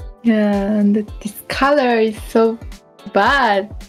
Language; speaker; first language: English; non-native, learner; Japanese